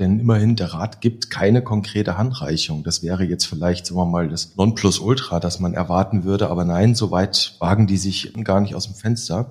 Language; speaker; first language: German; native; German